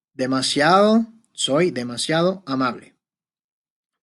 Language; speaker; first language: Spanish; non-native, fluent; Arabic